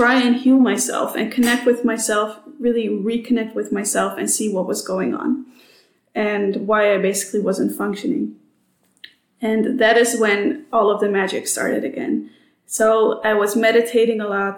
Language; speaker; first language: English; non-native, fluent; Dutch